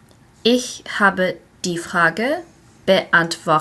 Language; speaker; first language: German; non-native, learner; English